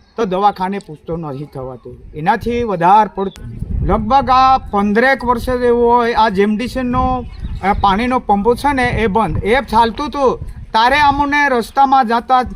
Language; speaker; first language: Gujarati; non-native, local second language; Bhili